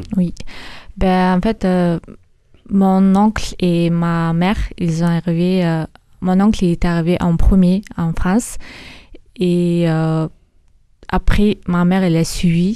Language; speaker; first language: French; early bilingual, other home language; Mongolian